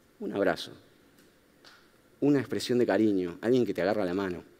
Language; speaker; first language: Spanish; native; Spanish